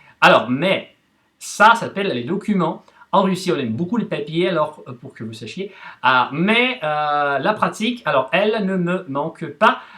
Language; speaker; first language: French; non-native, fluent; Russian